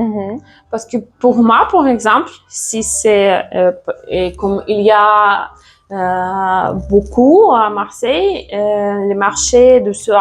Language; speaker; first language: French; non-native, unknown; Russian